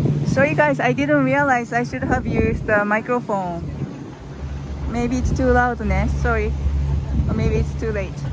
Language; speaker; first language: English; non-native, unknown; Japanese